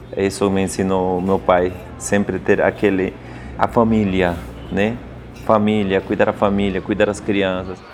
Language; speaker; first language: Portuguese; non-native, fluent; Spanish